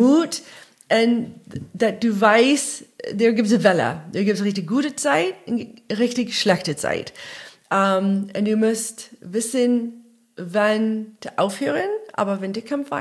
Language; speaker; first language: German; non-native, learner; English